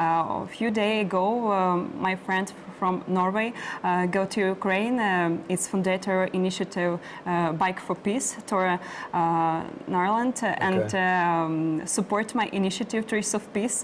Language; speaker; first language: English; non-native, learner; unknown